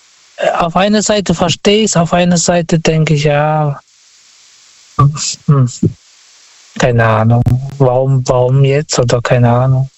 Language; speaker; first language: German; non-native, fluent; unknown